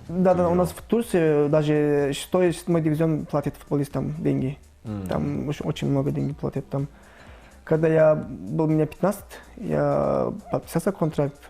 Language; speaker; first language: Russian; non-native, learner; Turkish